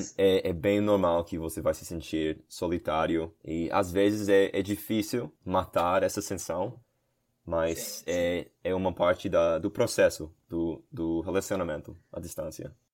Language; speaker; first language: Portuguese; non-native, learner; English